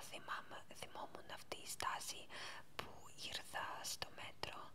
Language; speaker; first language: Greek; non-native, learner; Ukrainian